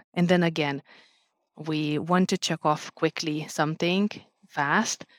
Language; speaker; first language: English; non-native, fluent; Lithuanian